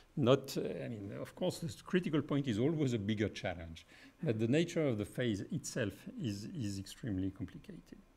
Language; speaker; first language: English; non-native, fluent; French